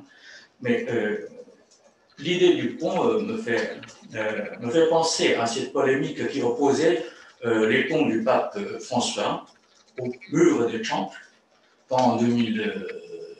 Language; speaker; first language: French; non-native, fluent; Chinese